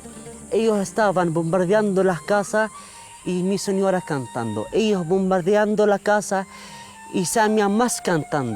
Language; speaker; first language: Spanish; non-native, fluent; Arabic